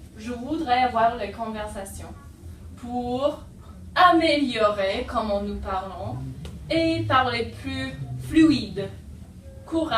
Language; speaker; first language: French; non-native, fluent; English